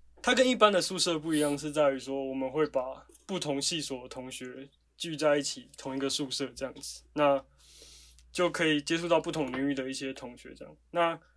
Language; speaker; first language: Chinese; native; Chinese